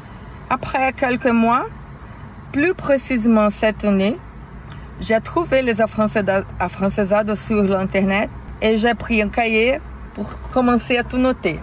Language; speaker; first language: French; non-native, learner; Portuguese